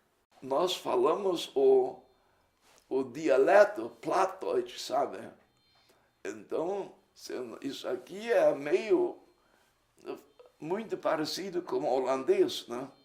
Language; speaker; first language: Portuguese; early bilingual, other home language; Low German